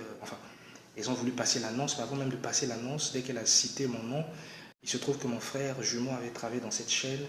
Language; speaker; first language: French; non-native, local second language; Lingala